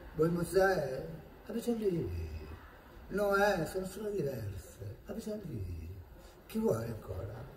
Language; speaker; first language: Italian; native; Italian